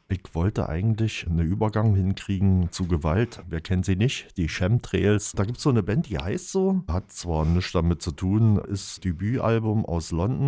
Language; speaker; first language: German; native; German